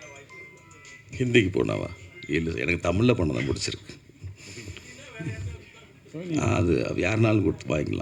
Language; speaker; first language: Tamil; native; Tamil